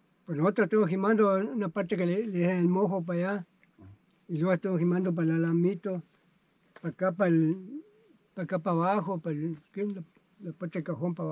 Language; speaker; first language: Spanish; native; Spanish